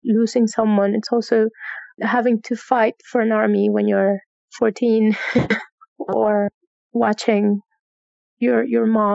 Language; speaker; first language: English; non-native, fluent; Spanish